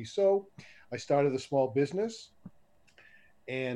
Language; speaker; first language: English; native; English